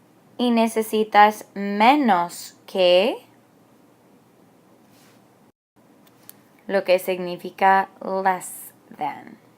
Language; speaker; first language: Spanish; non-native, fluent; English